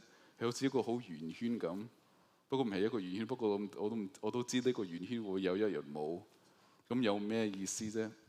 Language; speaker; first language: Cantonese; early bilingual, heritage; Cantonese